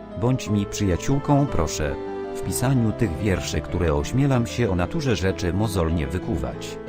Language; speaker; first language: Polish; native; Polish